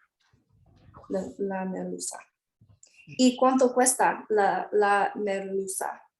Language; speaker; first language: Spanish; non-native, learner; English